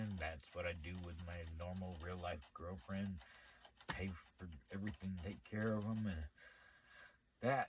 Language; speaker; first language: English; native; English